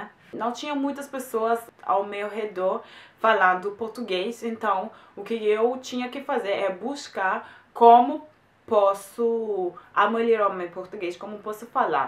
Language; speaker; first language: Portuguese; non-native, fluent; German